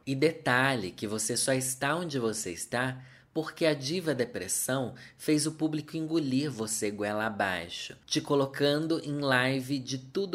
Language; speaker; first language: Portuguese; native; Portuguese